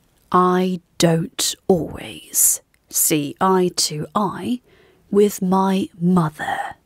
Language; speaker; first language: English; non-native, fluent; Korean